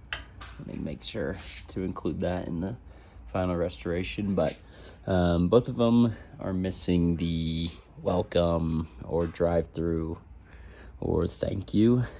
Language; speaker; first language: English; native; English